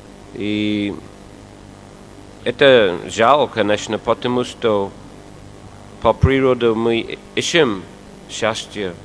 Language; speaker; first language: Russian; non-native, fluent; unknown